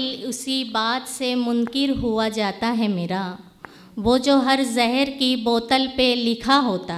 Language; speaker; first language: Hindi; native; Hindi